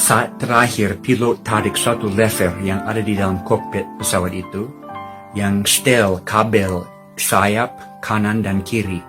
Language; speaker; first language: Indonesian; non-native, fluent; English